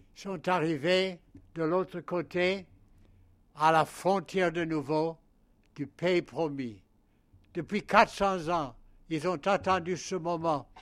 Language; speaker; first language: French; non-native, fluent; English